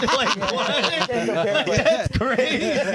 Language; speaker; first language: English; native; English